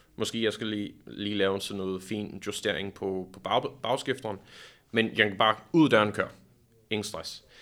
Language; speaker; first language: Danish; non-native, fluent; English